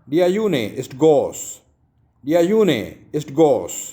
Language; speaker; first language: German; non-native, learner; Urdu